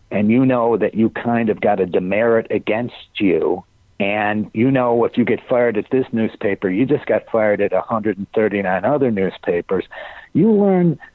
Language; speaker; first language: English; native; English